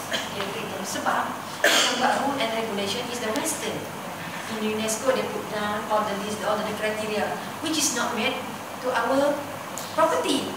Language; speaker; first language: English; non-native, local second language; Malay